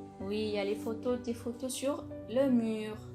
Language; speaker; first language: French; non-native, local second language; Arabic